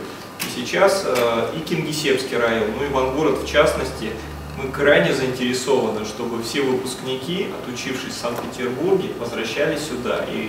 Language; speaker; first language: Russian; native; Russian